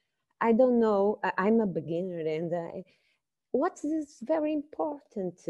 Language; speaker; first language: English; non-native, learner; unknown